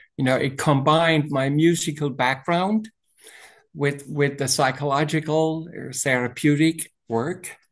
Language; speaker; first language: English; non-native, fluent; Danish